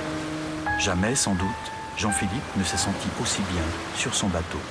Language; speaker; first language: French; native; French